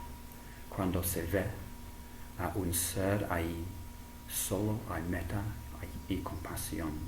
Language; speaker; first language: Spanish; non-native, fluent; English